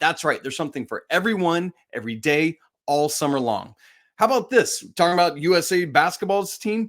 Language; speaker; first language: English; native; English